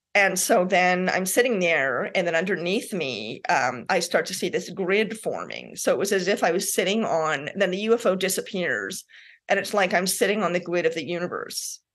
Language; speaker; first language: English; native; English